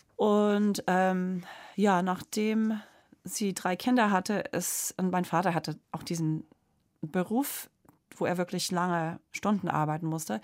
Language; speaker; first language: German; non-native, fluent; English